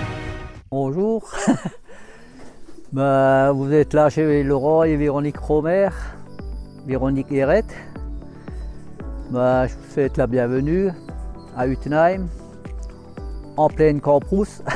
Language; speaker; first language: French; native; French